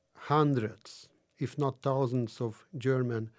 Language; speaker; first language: English; non-native, fluent; Hungarian